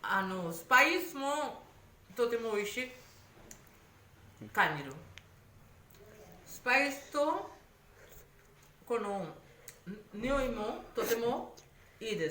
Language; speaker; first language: Japanese; non-native, fluent; Hindi